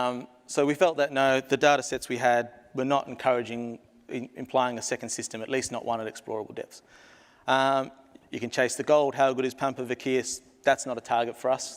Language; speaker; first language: English; native; English